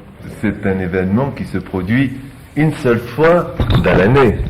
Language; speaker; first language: French; native; French